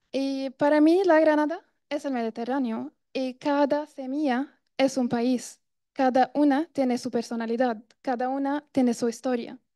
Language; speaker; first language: Spanish; non-native, fluent; Arabic